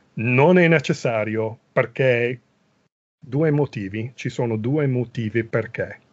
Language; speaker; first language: Italian; non-native, fluent; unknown